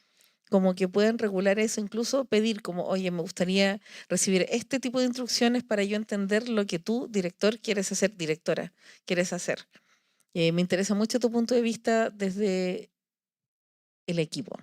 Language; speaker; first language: Spanish; native; Spanish